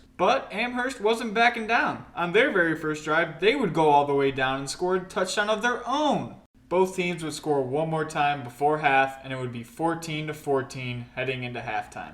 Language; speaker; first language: English; native; English